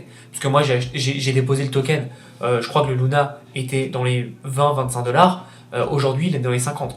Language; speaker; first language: French; native; French